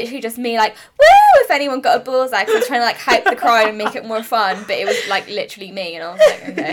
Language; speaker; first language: English; native; English